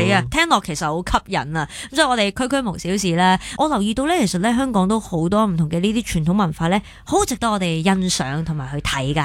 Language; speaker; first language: Cantonese; native; Cantonese